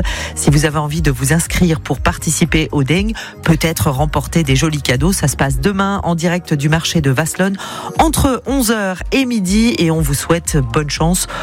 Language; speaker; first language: French; native; French